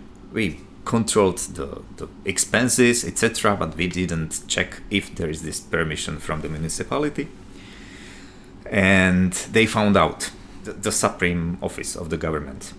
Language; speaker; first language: English; non-native, fluent; Slovak